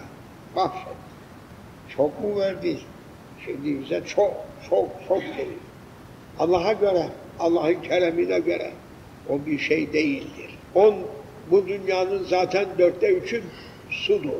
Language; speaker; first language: Turkish; native; Turkish